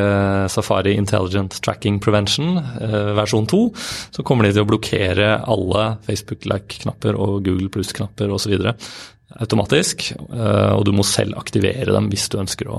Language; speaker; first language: Norwegian; native; Norwegian